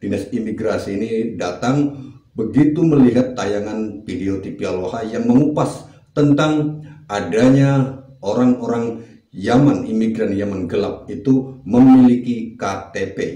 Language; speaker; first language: Indonesian; native; Indonesian